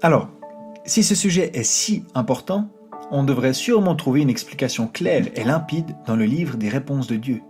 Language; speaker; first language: French; native; French